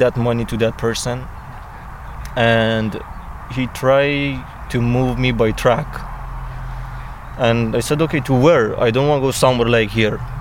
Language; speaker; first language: English; non-native, learner; Persian